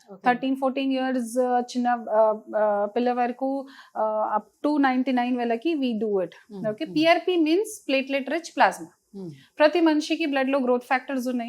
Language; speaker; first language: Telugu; non-native, local second language; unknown